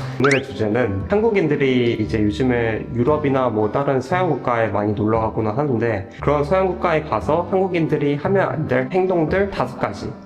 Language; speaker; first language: Korean; native; Korean